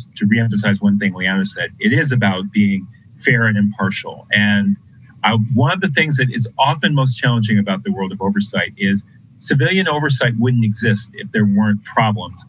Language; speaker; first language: English; native; English